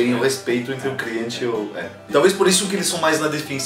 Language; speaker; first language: Portuguese; non-native, fluent; French